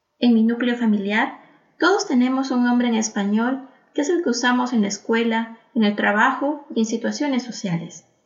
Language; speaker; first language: Spanish; native; Spanish